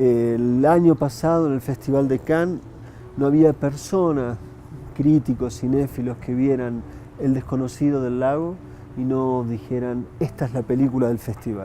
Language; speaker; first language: Spanish; native; Spanish